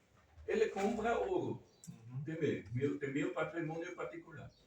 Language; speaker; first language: Portuguese; non-native, learner; German